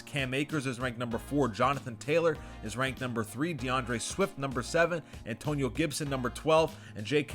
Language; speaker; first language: English; native; English